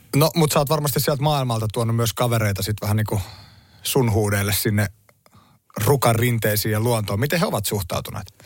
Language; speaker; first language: Finnish; native; Finnish